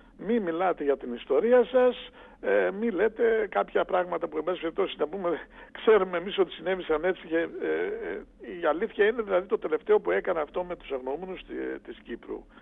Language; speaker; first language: Greek; native; Greek